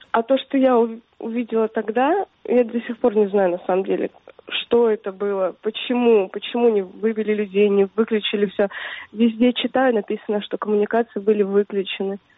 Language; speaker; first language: Russian; native; Russian